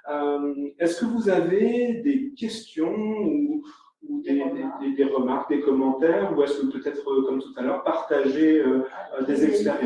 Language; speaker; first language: French; native; French